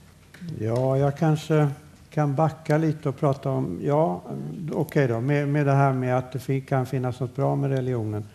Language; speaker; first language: Swedish; native; Swedish